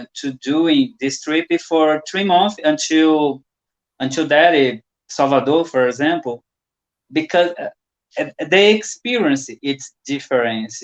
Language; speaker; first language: English; non-native, learner; Portuguese